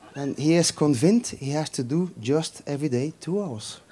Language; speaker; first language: English; non-native, fluent; Dutch